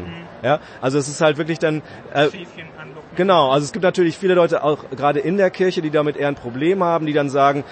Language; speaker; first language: German; native; German